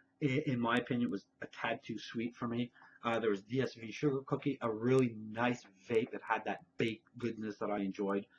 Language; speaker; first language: English; native; English